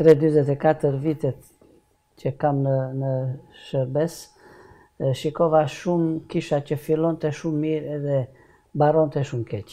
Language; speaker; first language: Albanian; non-native, learner; Hungarian